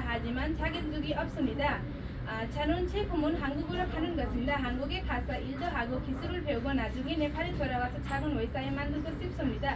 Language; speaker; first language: Korean; non-native, learner; Nepali